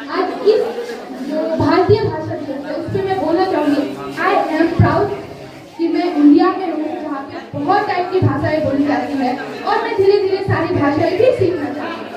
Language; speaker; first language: Hindi; non-native, local second language; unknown